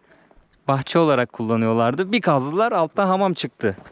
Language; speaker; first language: Turkish; native; Turkish